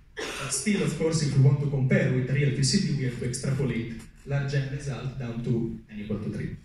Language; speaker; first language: English; non-native, fluent; Italian